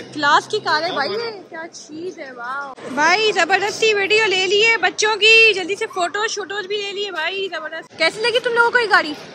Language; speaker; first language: Urdu; native; Urdu